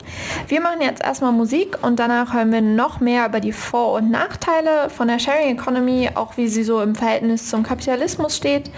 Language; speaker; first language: German; native; German